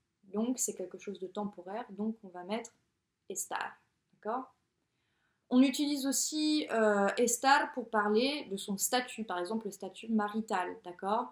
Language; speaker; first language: French; native; French